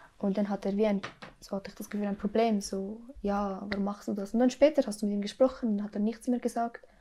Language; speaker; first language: German; early bilingual, other home language; Arabic